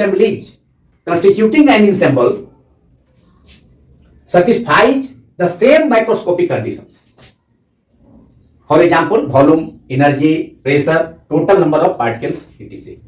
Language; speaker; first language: English; non-native, local second language; Hindi